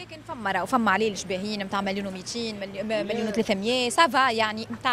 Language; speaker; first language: Arabic; native; Arabic